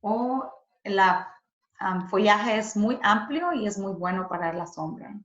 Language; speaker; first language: Spanish; early bilingual, heritage; Spanish